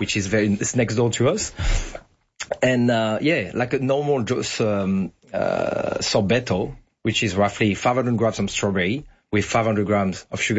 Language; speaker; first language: English; non-native, fluent; French